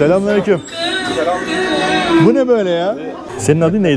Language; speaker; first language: Turkish; native; Turkish